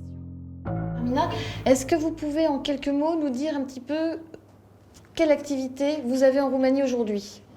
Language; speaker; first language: French; native; French